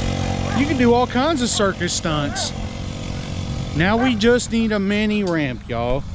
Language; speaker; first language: English; native; English